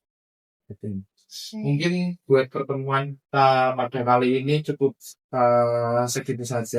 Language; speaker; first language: Indonesian; native; Indonesian